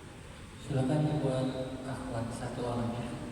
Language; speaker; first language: Indonesian; native; Indonesian